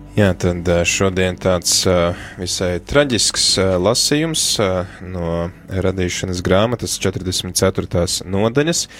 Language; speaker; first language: Latvian; native; Latvian